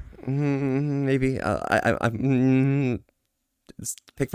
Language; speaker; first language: English; native; English